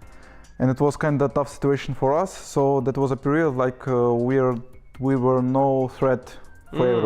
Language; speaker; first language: English; non-native, learner; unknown